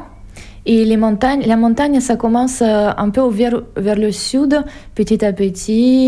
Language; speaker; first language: French; non-native, fluent; Russian